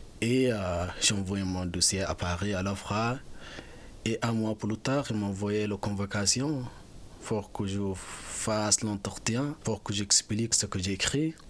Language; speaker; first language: French; non-native, fluent; Arabic